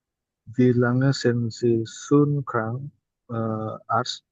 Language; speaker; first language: German; non-native, learner; Indonesian